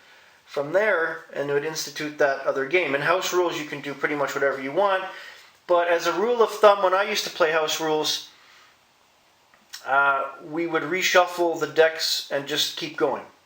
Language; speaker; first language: English; native; English